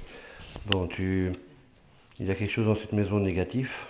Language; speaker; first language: French; native; French